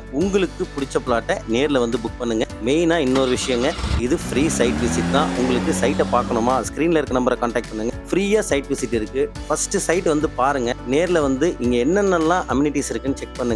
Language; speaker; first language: Tamil; native; Tamil